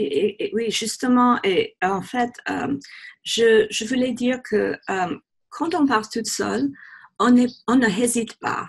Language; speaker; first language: French; non-native, fluent; English